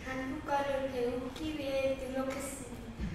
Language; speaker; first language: Korean; non-native, learner; Khmer